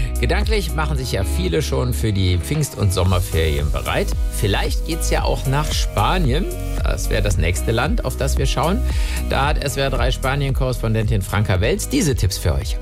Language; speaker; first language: German; native; German